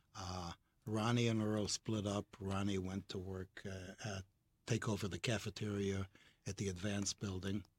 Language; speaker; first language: English; early bilingual, other home language; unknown